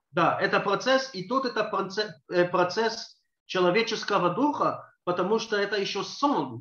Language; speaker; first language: Russian; early bilingual, heritage; Russian